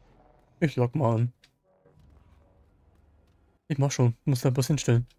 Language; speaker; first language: German; native; German